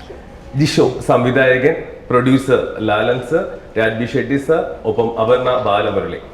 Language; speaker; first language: Malayalam; native; Malayalam